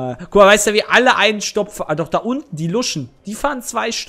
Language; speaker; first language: German; native; German